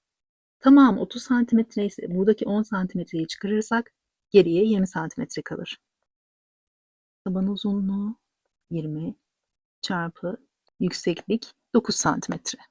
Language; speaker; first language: Turkish; native; Turkish